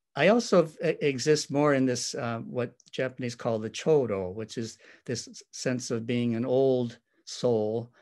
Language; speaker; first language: English; native; English